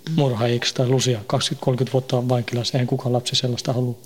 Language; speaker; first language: Finnish; early bilingual, heritage; Finnish